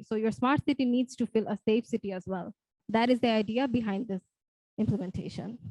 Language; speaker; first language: English; non-native, local second language; Bangla